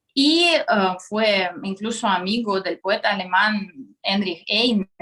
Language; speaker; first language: Spanish; non-native, fluent; Russian